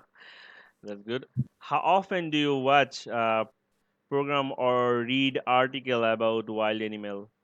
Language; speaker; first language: English; non-native, learner; Bangla